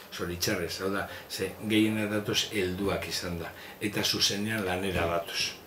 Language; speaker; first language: Basque; non-native, local second language; Spanish